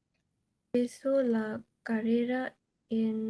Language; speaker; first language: Spanish; non-native, learner; Bangla